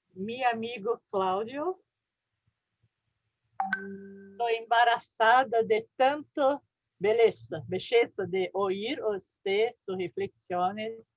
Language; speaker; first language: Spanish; non-native, learner; Portuguese